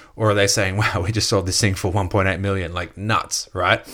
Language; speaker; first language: English; native; English